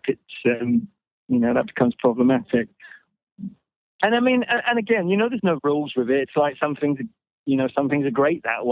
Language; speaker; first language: English; native; English